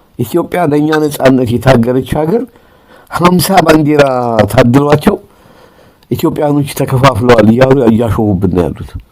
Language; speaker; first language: Amharic; native; Amharic